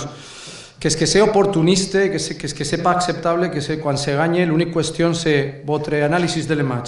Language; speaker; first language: French; non-native, learner; Spanish